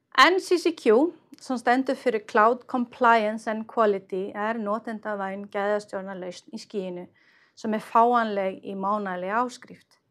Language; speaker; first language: Icelandic; non-native, fluent; Swedish